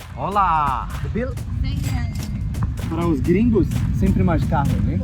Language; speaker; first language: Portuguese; non-native, learner; Swedish